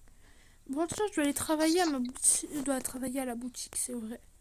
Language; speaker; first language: French; native; French